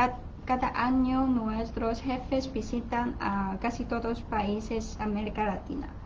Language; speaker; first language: Spanish; non-native, learner; Chinese